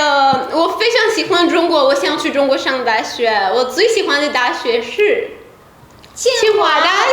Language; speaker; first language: Chinese; non-native, learner; Persian